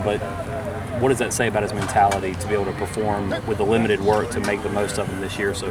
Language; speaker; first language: English; native; English